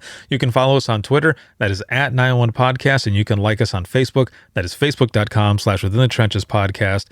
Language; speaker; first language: English; native; English